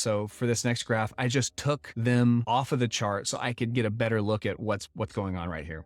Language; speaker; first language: English; native; English